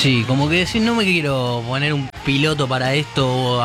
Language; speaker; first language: Spanish; native; Spanish